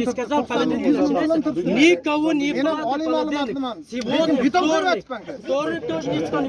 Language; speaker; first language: Russian; non-native, local second language; Uzbek